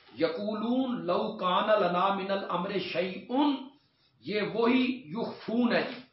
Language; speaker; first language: Urdu; non-native, local second language; Punjabi